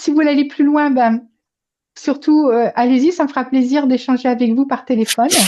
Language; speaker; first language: French; native; French